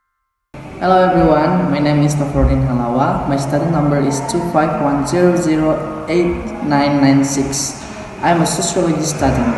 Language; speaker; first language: English; non-native, learner; Indonesian